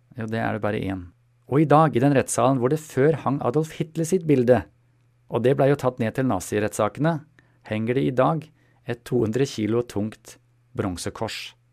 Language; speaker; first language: Norwegian; non-native, fluent; German